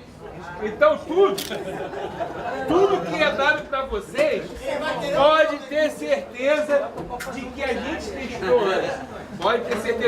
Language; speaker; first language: Portuguese; native; Portuguese